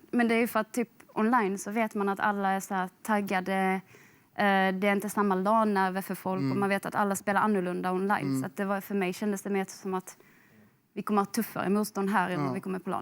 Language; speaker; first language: Swedish; native; Swedish